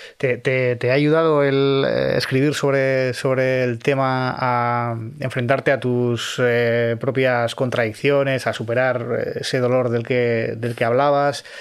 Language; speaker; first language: Spanish; native; Spanish